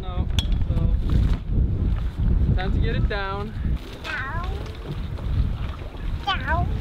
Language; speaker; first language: English; non-native, fluent; Swedish